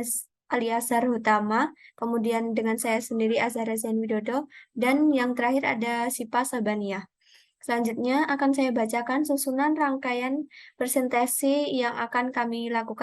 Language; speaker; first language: Indonesian; native; Indonesian